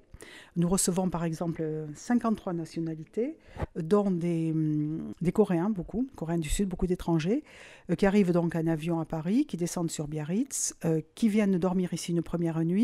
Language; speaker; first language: French; native; French